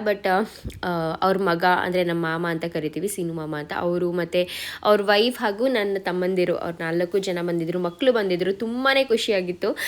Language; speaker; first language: Kannada; native; Kannada